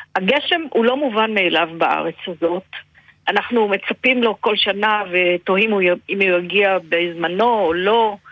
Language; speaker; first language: Hebrew; native; Hebrew